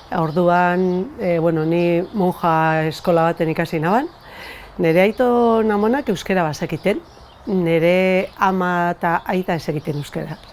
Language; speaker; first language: Basque; non-native, local second language; Spanish